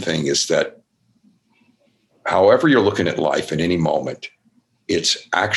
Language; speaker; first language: English; native; English